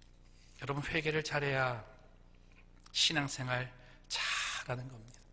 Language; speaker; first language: Korean; native; Korean